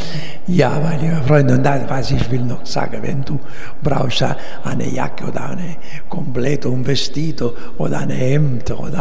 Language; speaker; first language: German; non-native, learner; Italian